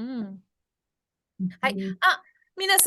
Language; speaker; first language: Japanese; non-native, fluent; English